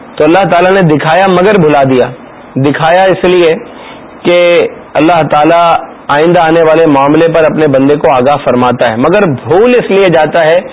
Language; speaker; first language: Urdu; native; Urdu